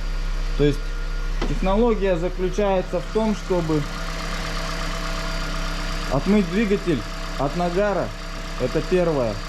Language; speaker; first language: Russian; native; Russian